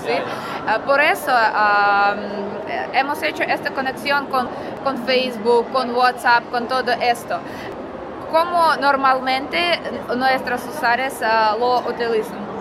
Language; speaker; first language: Spanish; non-native, learner; Russian